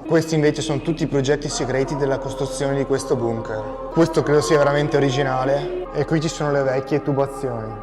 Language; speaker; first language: Italian; native; Italian